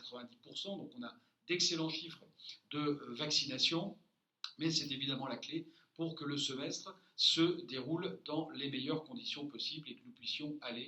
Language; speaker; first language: French; native; French